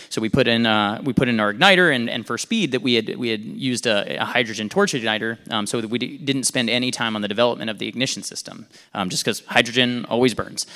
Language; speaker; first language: English; native; English